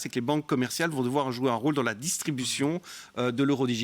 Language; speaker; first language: French; native; French